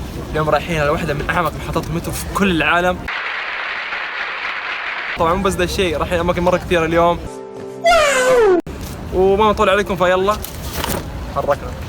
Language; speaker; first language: Arabic; native; Arabic